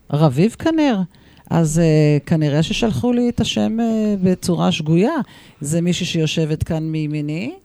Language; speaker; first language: Hebrew; native; Hebrew